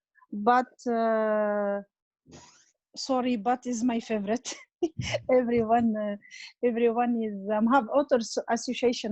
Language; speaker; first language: English; non-native, learner; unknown